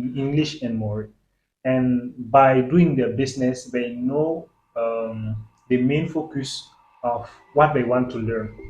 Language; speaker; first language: English; non-native, fluent; French